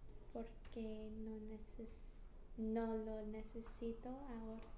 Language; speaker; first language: Spanish; non-native, learner; English